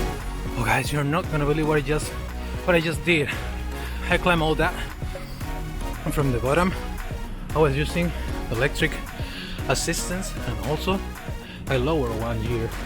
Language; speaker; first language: English; non-native, fluent; Spanish